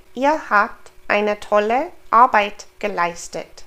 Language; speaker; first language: German; non-native, fluent; English